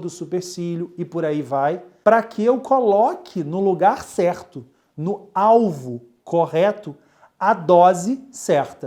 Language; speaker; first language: Portuguese; native; Portuguese